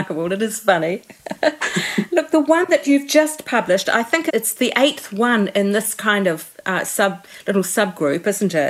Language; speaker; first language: English; native; English